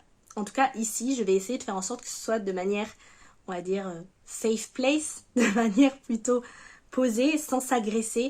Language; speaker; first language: French; native; French